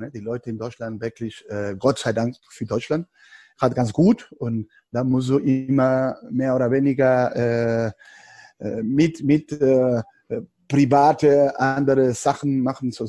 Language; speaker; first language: German; non-native, fluent; Spanish